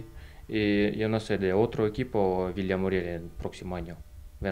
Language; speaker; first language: Spanish; non-native, learner; Russian